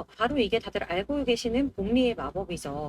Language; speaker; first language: Korean; native; Korean